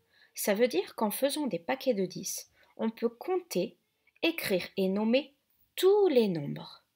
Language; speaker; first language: French; native; French